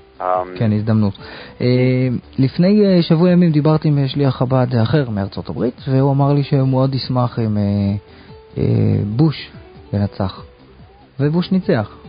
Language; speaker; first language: Hebrew; native; Hebrew